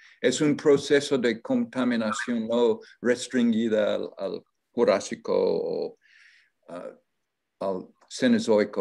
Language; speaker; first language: Spanish; non-native, learner; English